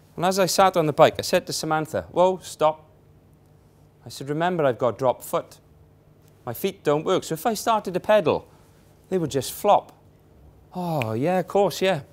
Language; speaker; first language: English; native; English